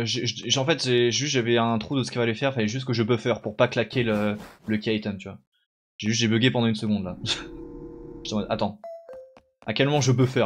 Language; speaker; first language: French; native; French